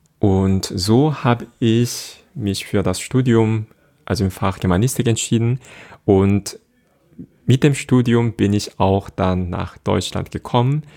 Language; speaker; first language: German; non-native, fluent; Korean